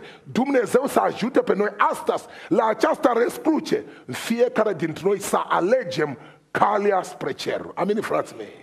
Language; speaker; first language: Romanian; non-native, fluent; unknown